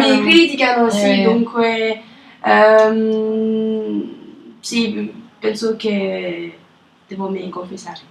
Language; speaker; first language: Italian; non-native, learner; French